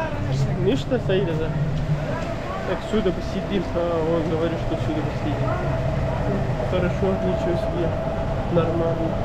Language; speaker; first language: Russian; non-native, learner; Pashto